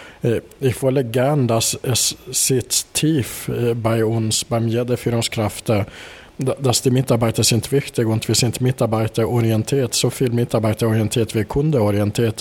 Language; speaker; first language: German; non-native, fluent; Swedish